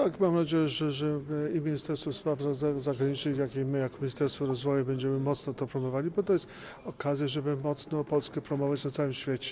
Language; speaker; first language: Polish; early bilingual, heritage; Polish